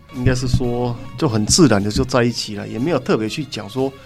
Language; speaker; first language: Chinese; native; Chinese